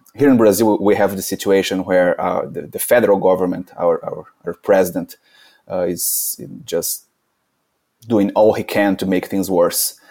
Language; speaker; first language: English; non-native, fluent; Portuguese